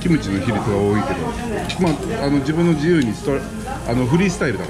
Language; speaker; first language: Japanese; native; Japanese